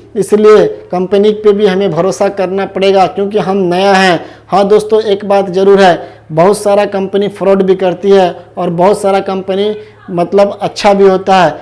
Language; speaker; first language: Hindi; native; Hindi